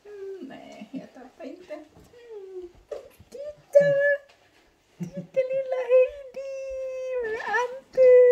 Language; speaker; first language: Swedish; non-native, fluent; Indonesian